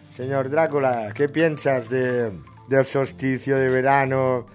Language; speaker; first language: Spanish; non-native, local second language; Catalan